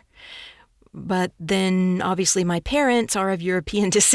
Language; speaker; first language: English; native; English